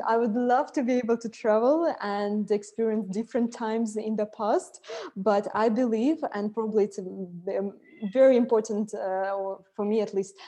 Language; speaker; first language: English; non-native, fluent; Russian